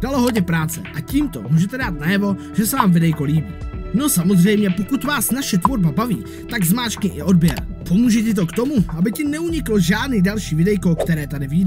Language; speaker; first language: Czech; native; Czech